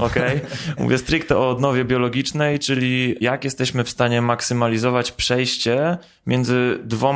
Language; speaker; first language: Polish; native; Polish